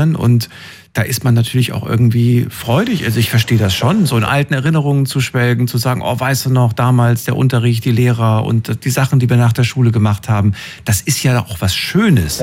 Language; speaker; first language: German; native; German